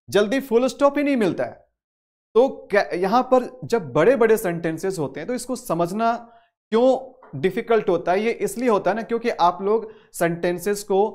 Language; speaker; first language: Hindi; native; Hindi